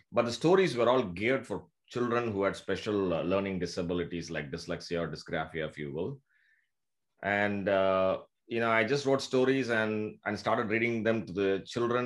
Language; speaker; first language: English; non-native, local second language; Tamil